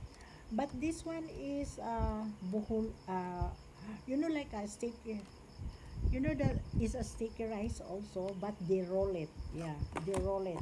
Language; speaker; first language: English; non-native, local second language; Cebuano